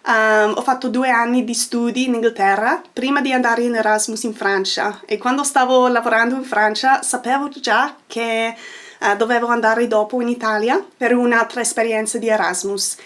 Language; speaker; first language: Italian; non-native, fluent; English